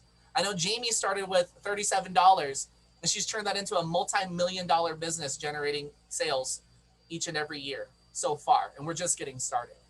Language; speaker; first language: English; native; English